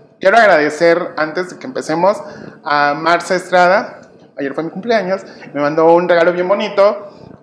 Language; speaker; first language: Spanish; native; Spanish